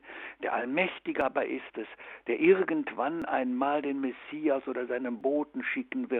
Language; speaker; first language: German; native; German